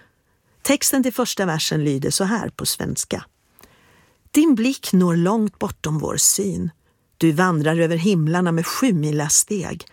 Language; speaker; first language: Swedish; native; Swedish